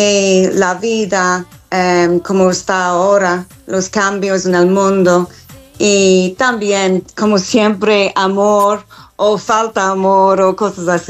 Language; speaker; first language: Spanish; non-native, fluent; English